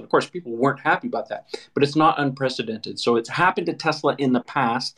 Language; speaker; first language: English; native; English